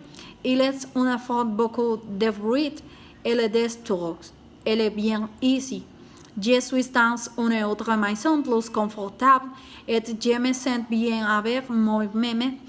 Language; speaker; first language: French; non-native, learner; Spanish